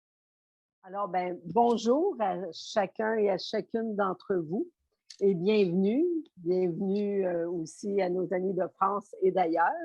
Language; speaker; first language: French; native; French